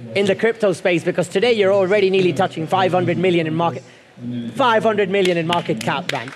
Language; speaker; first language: English; non-native, learner; Spanish